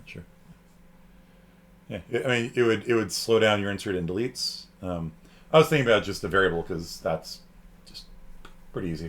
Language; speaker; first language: English; native; English